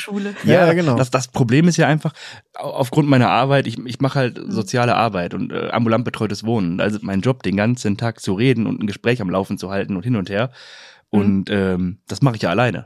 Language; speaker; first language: German; native; German